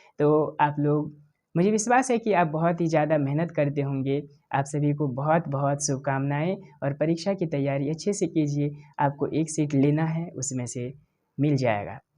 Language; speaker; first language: Hindi; native; Hindi